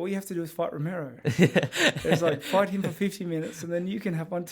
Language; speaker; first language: English; native; English